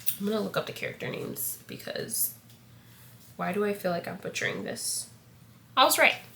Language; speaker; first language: English; native; English